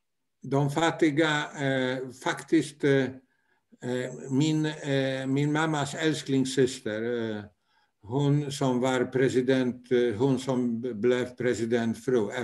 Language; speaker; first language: Swedish; non-native, fluent; Polish